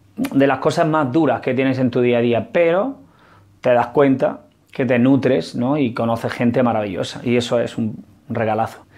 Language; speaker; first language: Spanish; native; Spanish